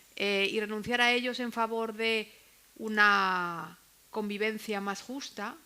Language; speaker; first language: Spanish; native; Spanish